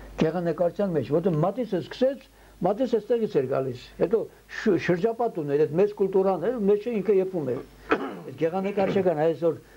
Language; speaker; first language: Armenian; early bilingual, heritage; Armenian